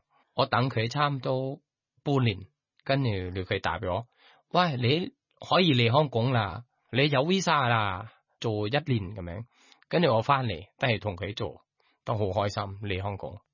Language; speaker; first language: Cantonese; non-native, fluent; Thai